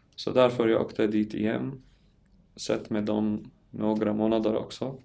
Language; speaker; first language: Swedish; non-native, learner; Arabic